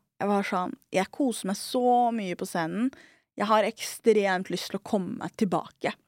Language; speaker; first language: Norwegian; early bilingual, other home language; Somali